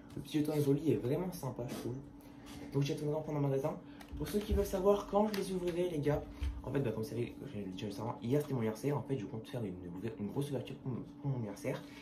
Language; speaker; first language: French; native; French